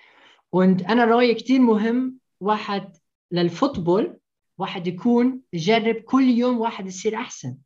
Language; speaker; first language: Arabic; early bilingual, heritage; Arabic